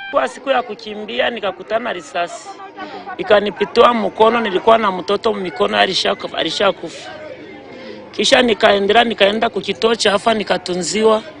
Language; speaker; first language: Swahili; non-native, local second language; Kinyarwanda